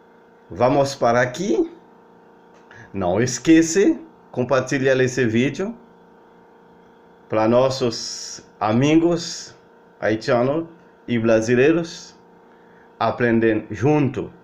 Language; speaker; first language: Portuguese; non-native, learner; Haitian Creole